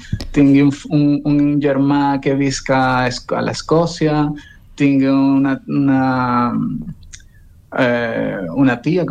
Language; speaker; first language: Catalan; non-native, learner; Spanish